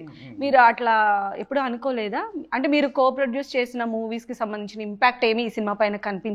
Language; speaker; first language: Telugu; native; Telugu